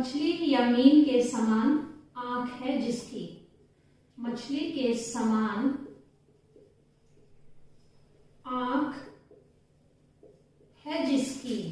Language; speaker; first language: Hindi; native; Hindi